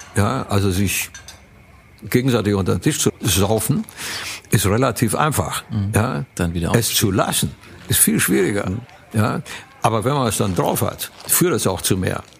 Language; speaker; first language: German; early bilingual, other home language; Romanian